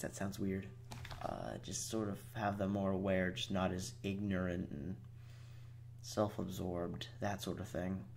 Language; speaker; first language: English; native; English